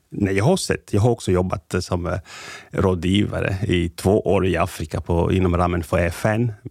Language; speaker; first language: Swedish; non-native, fluent; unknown